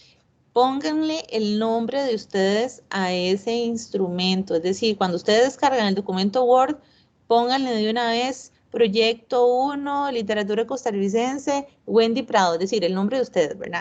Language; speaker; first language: Spanish; native; Spanish